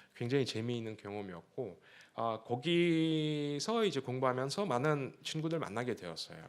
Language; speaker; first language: Korean; non-native, fluent; Russian